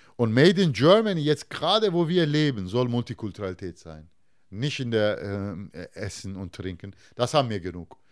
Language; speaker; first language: German; non-native, fluent; Turkish